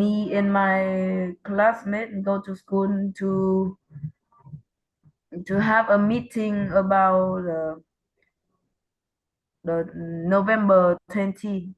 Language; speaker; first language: English; non-native, learner; Vietnamese